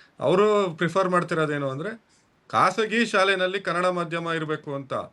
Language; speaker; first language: Kannada; native; Kannada